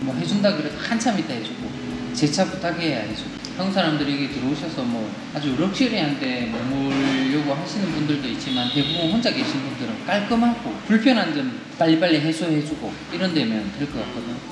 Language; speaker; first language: Korean; native; Korean